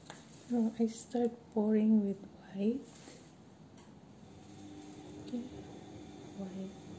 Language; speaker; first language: English; non-native, local second language; Filipino